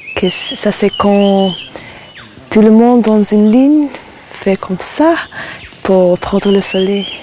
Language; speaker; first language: French; non-native, fluent; English